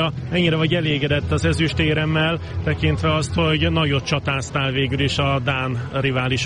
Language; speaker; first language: Hungarian; native; Hungarian